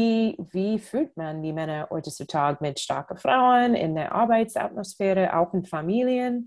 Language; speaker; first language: German; non-native, fluent; English